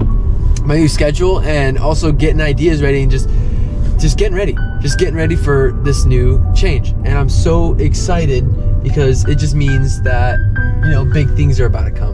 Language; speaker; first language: English; native; English